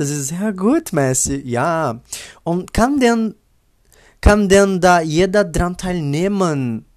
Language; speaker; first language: German; non-native, learner; Portuguese